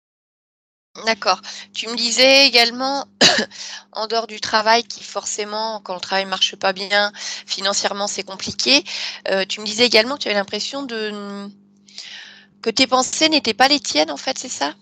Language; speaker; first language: French; native; French